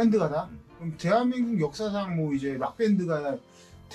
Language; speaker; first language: Korean; native; Korean